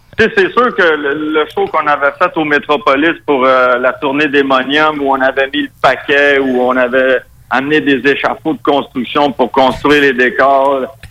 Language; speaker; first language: French; non-native, local second language; Spanish